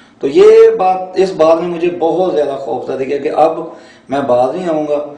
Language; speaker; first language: Urdu; non-native, local second language; Punjabi